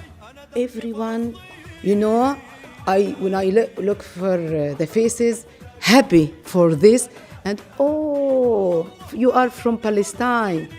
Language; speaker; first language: English; non-native, learner; Arabic